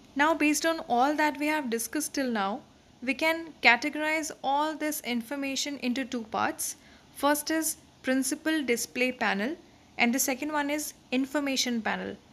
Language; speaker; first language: English; non-native, local second language; Hindi